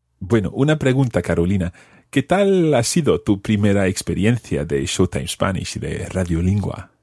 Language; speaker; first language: Spanish; non-native, fluent; English